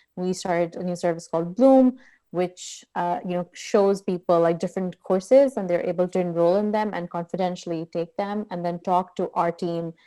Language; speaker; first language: English; non-native, local second language; Urdu